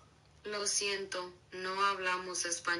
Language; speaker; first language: Spanish; non-native, learner; English